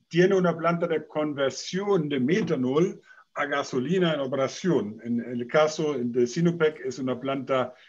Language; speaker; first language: Spanish; non-native, fluent; German